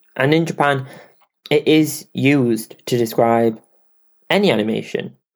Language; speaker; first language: English; native; English